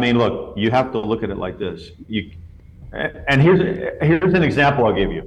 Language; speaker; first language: English; native; English